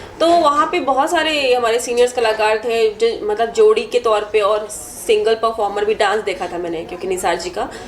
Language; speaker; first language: Hindi; native; Hindi